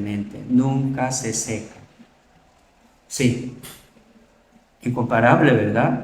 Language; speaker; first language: Spanish; non-native, learner; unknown